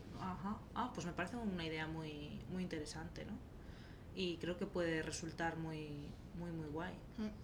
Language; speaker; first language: Spanish; native; Spanish